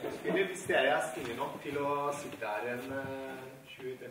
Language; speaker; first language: Norwegian; non-native, fluent; Italian